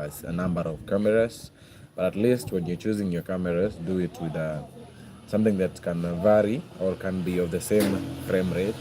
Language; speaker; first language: English; non-native, local second language; Swahili